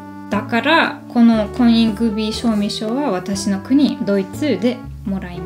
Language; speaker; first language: Japanese; non-native, learner; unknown